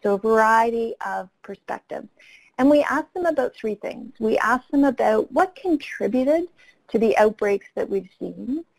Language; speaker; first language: English; native; English